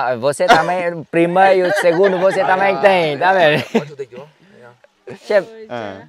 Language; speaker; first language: Portuguese; non-native, learner; Vietnamese